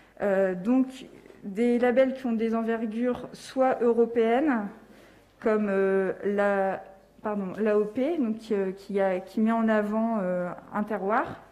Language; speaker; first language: French; native; French